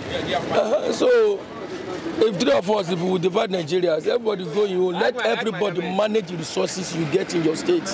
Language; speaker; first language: Nigerian Pidgin; non-native, local second language; Yoruba